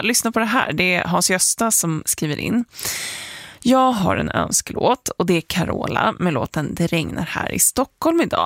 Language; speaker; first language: Swedish; native; Swedish